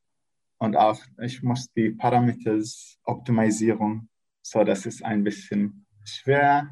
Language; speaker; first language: German; non-native, learner; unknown